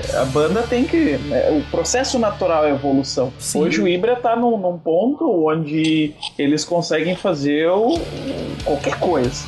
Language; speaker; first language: Portuguese; native; Portuguese